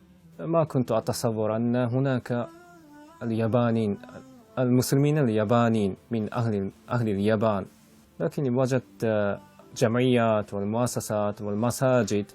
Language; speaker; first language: Arabic; non-native, fluent; Japanese